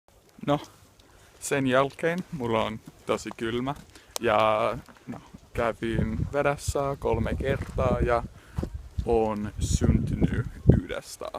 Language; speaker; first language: Finnish; non-native, learner; English